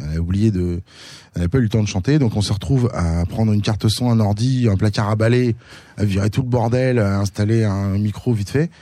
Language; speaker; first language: French; native; French